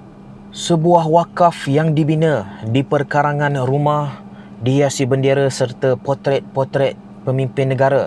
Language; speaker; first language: Malay; native; Malay